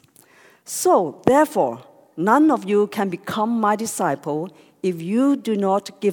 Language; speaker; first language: English; non-native, local second language; Cantonese